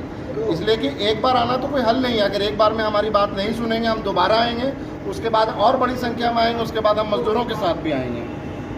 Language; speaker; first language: Hindi; native; Hindi